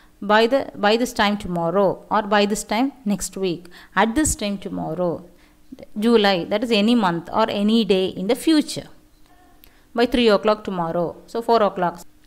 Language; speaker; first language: English; non-native, local second language; Tamil